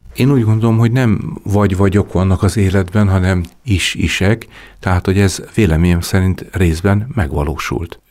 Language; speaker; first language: Hungarian; native; Hungarian